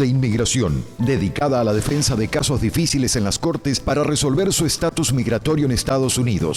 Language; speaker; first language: Spanish; native; Spanish